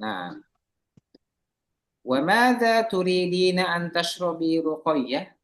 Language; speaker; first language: Arabic; non-native, fluent; Indonesian